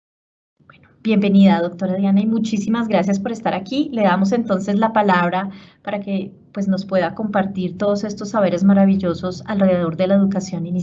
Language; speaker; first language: Spanish; native; Spanish